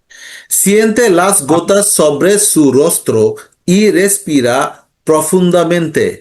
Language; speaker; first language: Spanish; non-native, learner; Bangla